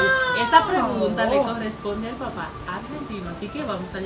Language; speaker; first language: Spanish; native; Spanish